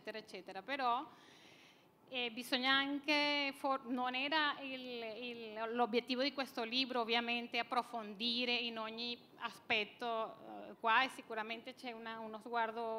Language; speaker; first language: Italian; non-native, fluent; Spanish